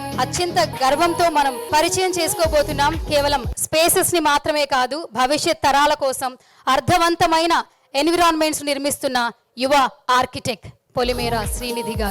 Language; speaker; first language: Telugu; native; Telugu